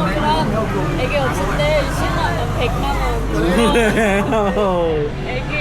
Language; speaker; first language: Korean; non-native, fluent; Vietnamese